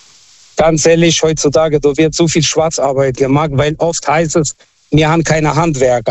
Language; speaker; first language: German; non-native, fluent; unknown